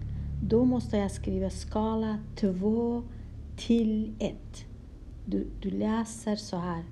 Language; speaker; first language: Swedish; non-native, fluent; Kurdish